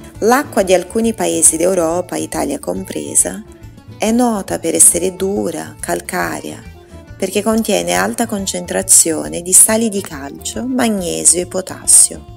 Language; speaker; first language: Italian; non-native, fluent; Portuguese